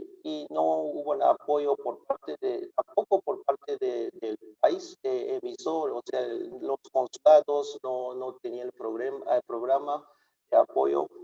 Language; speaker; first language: Spanish; non-native, fluent; Japanese